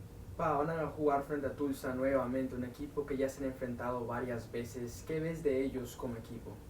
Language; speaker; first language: Spanish; native; Spanish